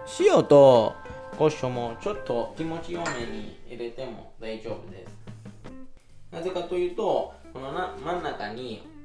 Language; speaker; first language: Japanese; non-native, fluent; Italian